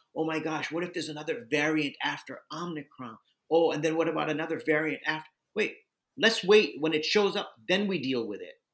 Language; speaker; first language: English; native; English